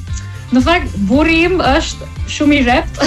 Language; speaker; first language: Albanian; non-native, learner; English